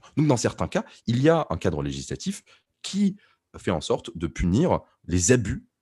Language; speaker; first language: French; non-native, local second language; Arabic